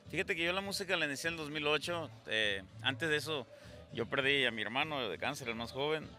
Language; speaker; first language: Spanish; native; Spanish